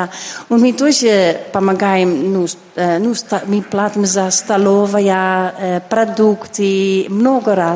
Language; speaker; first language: Russian; non-native, learner; Dutch